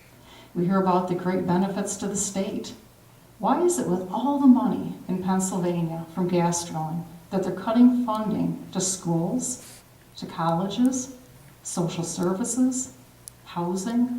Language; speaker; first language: English; native; English